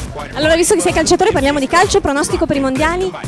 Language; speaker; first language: Italian; native; Italian